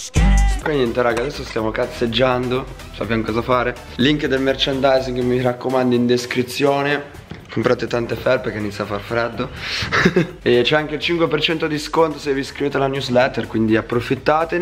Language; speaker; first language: Italian; native; Italian